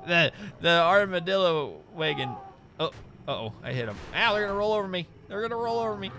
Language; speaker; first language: English; native; English